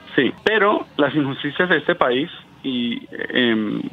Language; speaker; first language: Spanish; early bilingual, heritage; Spanish